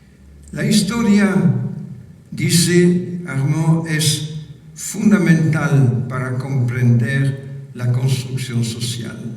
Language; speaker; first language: Spanish; non-native, fluent; French